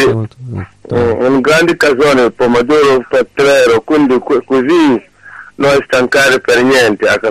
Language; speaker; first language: Italian; non-native, learner; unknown